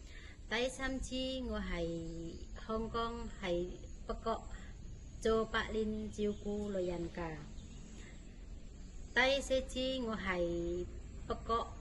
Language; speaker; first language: Cantonese; non-native, learner; Indonesian